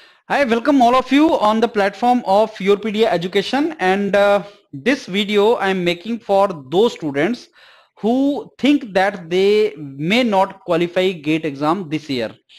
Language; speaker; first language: English; non-native, local second language; Hindi